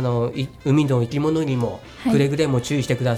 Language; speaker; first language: Japanese; native; Japanese